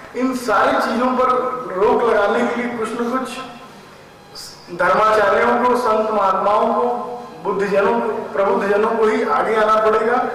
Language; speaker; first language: Hindi; native; Hindi